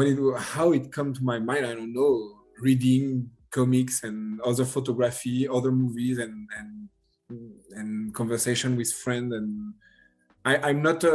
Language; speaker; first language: English; non-native, learner; French